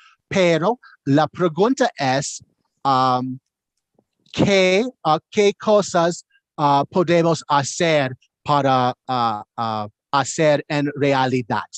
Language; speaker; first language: Spanish; non-native, learner; English